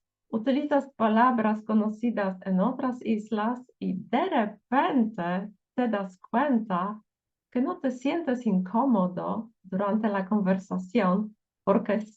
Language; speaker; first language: Spanish; non-native, fluent; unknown